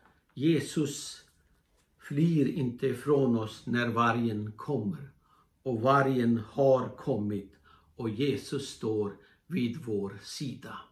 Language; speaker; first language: Swedish; non-native, fluent; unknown